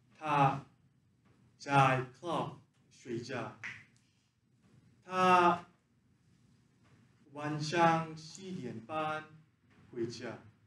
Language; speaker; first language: Chinese; non-native, learner; Korean